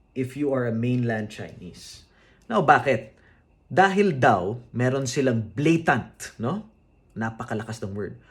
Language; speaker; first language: Filipino; non-native, local second language; Cebuano